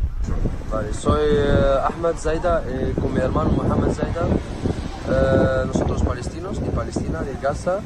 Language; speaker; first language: Spanish; non-native, learner; Arabic